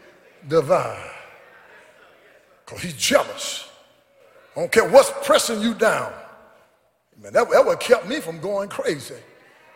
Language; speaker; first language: English; native; English